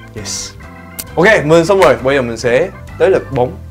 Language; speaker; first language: Vietnamese; non-native, learner; Korean